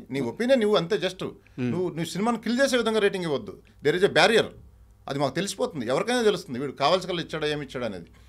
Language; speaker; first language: Telugu; native; Telugu